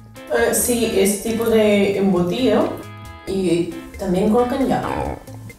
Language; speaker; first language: Spanish; non-native, learner; Russian